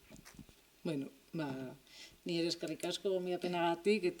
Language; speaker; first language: Basque; native; Basque